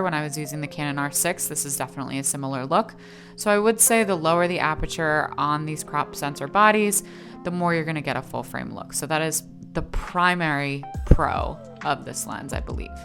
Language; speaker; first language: English; native; English